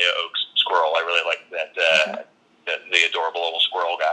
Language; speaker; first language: English; native; English